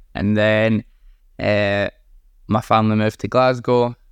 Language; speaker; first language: English; native; English